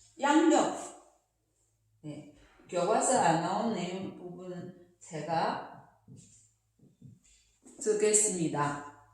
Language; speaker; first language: Korean; non-native, fluent; Chinese